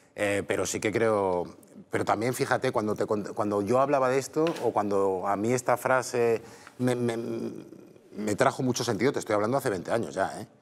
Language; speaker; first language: Spanish; native; Spanish